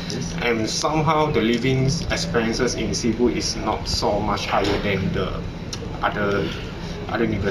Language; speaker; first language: English; non-native, local second language; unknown